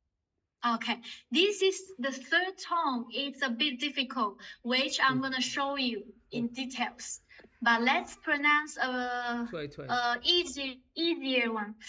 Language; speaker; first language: English; non-native, fluent; Chinese